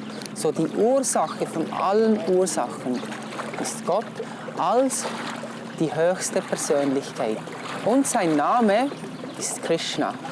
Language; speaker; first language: German; non-native, fluent; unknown